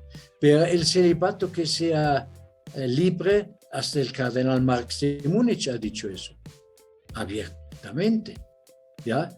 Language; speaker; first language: Spanish; non-native, fluent; German